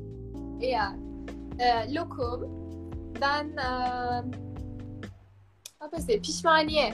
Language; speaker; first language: Indonesian; non-native, fluent; Turkish